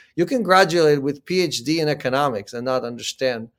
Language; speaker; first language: English; early bilingual, other home language; Ukrainian